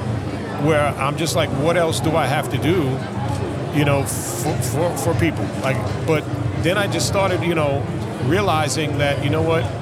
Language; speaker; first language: English; native; English